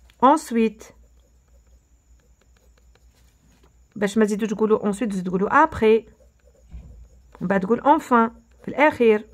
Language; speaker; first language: French; non-native, local second language; Arabic